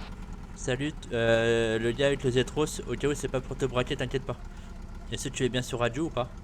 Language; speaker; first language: French; native; French